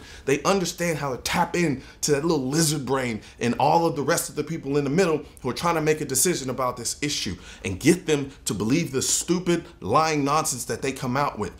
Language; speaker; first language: English; native; English